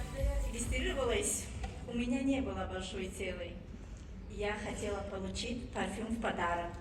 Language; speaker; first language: Russian; non-native, fluent; Tajik